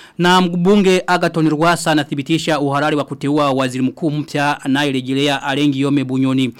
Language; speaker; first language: Swahili; non-native, local second language; Rundi